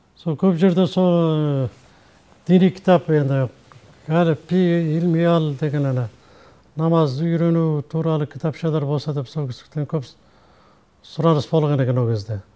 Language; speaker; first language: Kazakh; early bilingual, heritage; Kazakh